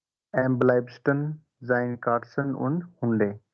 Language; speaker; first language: German; non-native, learner; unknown